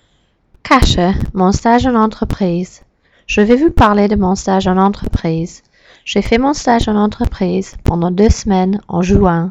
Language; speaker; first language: French; non-native, learner; English